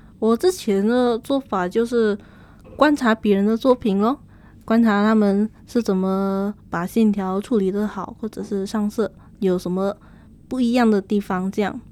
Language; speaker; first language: Chinese; native; Chinese